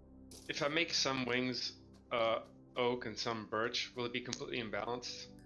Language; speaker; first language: English; native; English